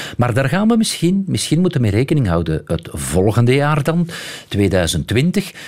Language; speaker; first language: Dutch; native; Dutch